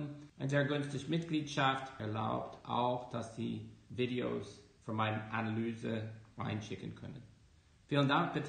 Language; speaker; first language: German; non-native, fluent; English